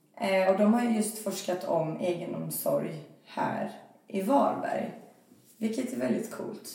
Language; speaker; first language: Swedish; early bilingual, other home language; Albanian